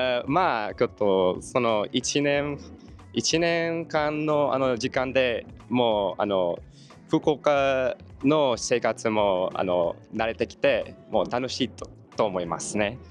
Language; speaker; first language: Japanese; non-native, learner; English